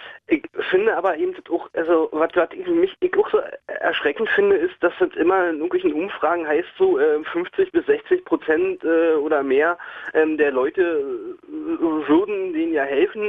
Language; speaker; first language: German; native; German